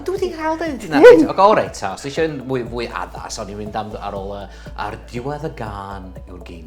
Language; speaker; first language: Welsh; non-native, local second language; English